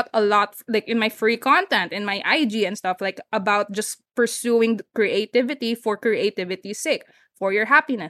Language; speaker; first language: English; non-native, local second language; Hiligaynon